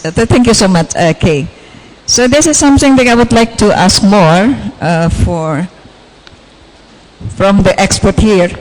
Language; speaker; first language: English; non-native, fluent; Indonesian